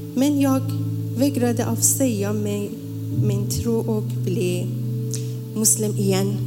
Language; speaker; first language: Swedish; non-native, learner; Persian